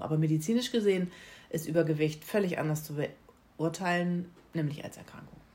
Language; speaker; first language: German; native; German